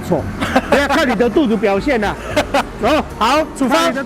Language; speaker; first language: Chinese; native; Chinese